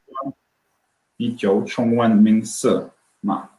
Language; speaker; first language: Chinese; non-native, learner; Swedish